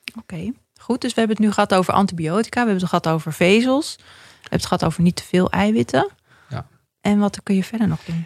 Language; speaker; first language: Dutch; native; Dutch